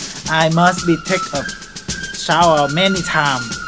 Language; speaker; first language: English; non-native, learner; Vietnamese